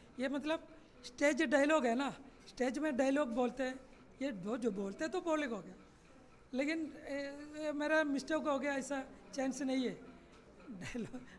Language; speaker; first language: Hindi; non-native, learner; Malayalam